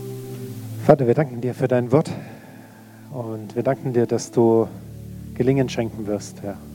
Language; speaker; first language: German; native; German